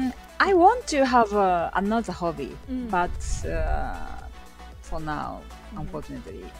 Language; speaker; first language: English; non-native, learner; Japanese